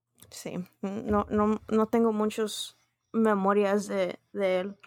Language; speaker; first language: Spanish; early bilingual, heritage; Spanish